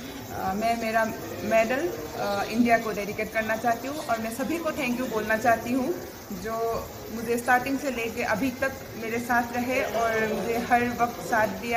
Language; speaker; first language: Hindi; non-native, local second language; Assamese